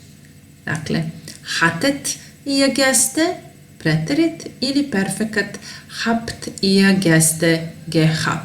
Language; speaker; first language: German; non-native, fluent; Serbian